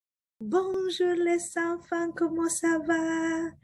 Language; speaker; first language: French; non-native, fluent; Spanish